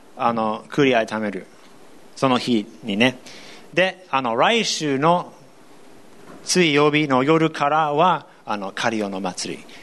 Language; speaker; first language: Japanese; non-native, fluent; English